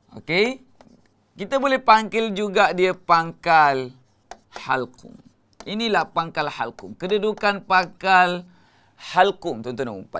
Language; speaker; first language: Malay; native; Malay